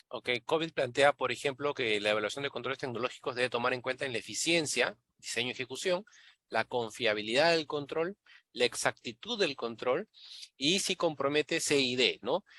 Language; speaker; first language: Spanish; native; Spanish